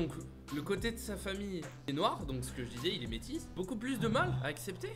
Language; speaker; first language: French; native; French